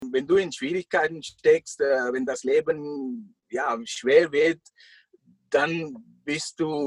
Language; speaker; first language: German; non-native, fluent; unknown